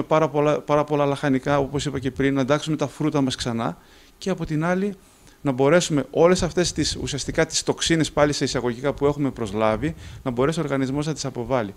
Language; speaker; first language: Greek; native; Greek